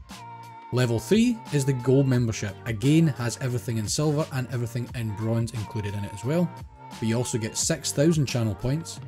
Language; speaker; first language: English; native; English